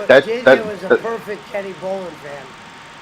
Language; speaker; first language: English; native; English